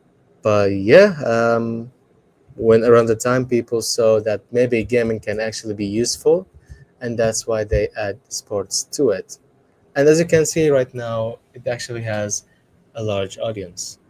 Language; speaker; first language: English; non-native, fluent; Arabic